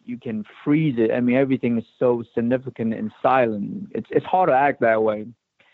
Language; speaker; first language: English; non-native, local second language; Cantonese